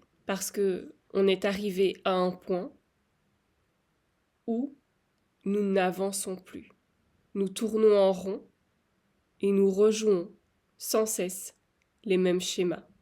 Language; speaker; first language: French; native; French